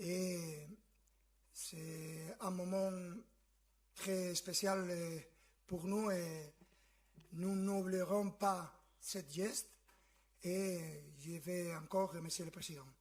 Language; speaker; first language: French; non-native, fluent; Spanish